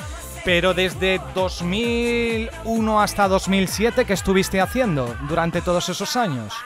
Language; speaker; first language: Spanish; native; Spanish